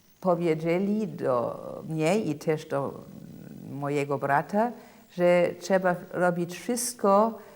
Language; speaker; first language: Polish; non-native, fluent; German